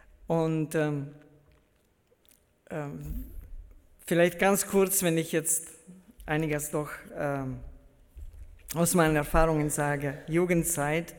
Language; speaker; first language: German; early bilingual, heritage; German